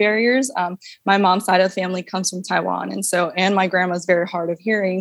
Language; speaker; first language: English; native; English